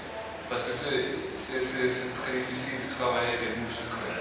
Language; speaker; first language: French; non-native, fluent; English